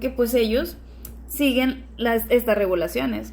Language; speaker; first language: Spanish; native; Spanish